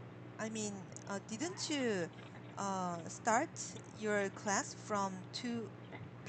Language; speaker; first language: English; non-native, learner; Korean